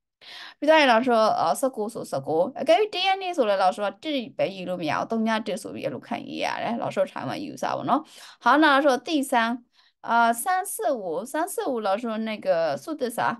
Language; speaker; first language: Chinese; native; Chinese